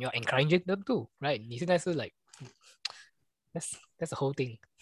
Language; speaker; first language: English; non-native, local second language; Chinese